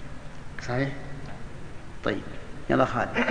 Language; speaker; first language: Arabic; native; Arabic